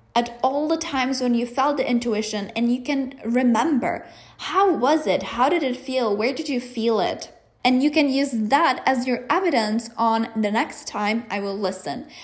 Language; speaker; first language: English; non-native, fluent; Czech